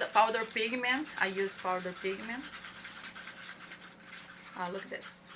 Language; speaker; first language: English; non-native, learner; Portuguese